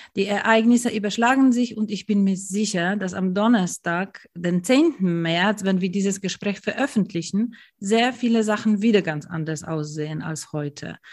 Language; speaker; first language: German; native; German